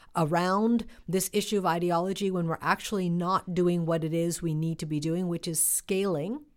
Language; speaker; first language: English; native; English